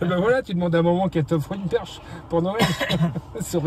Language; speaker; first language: French; native; French